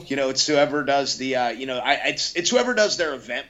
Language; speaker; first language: English; native; English